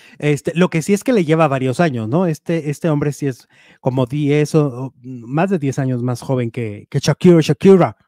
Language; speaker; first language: Spanish; native; Spanish